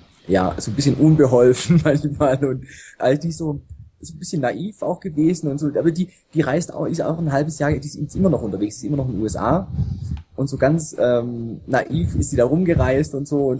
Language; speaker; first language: German; native; German